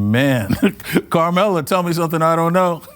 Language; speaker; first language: English; native; English